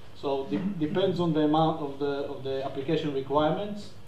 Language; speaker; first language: English; non-native, fluent; Hebrew